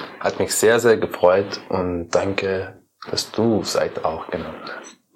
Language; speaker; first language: German; non-native, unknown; Persian